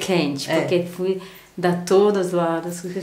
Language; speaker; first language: Portuguese; non-native, learner; Bosnian